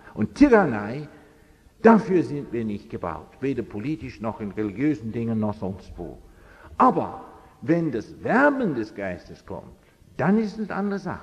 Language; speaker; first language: German; non-native, fluent; English